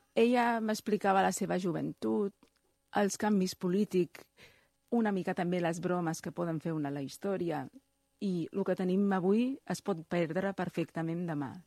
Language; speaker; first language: Catalan; early bilingual, other home language; Chinese